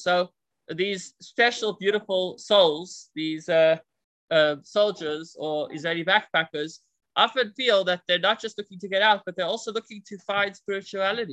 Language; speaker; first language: English; native; English